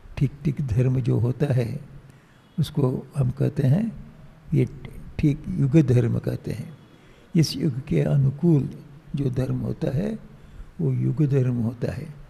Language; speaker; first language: Hindi; non-native, local second language; Tamil